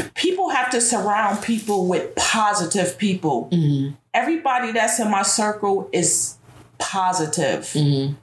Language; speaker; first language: English; native; English